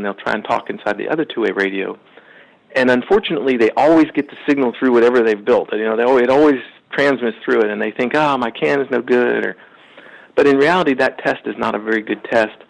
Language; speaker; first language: English; native; English